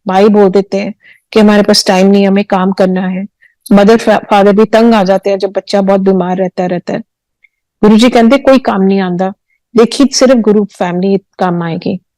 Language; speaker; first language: Hindi; early bilingual, heritage; Hindi